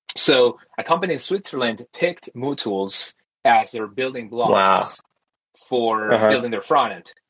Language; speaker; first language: English; early bilingual, other home language; Spanish